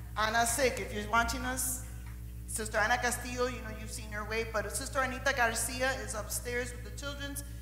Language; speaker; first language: English; early bilingual, other home language; Spanish